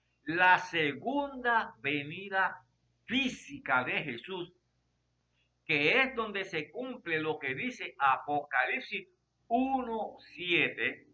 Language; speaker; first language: Spanish; native; Spanish